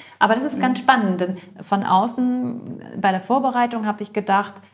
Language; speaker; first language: German; native; German